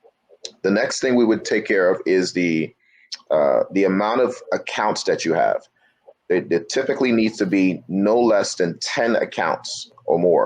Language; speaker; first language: English; native; English